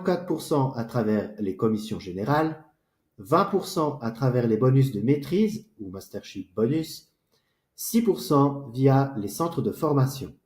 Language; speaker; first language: French; native; French